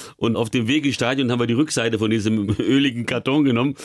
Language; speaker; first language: German; early bilingual, other home language; Hungarian